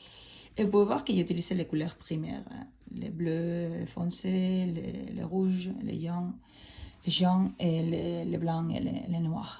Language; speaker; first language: French; non-native, fluent; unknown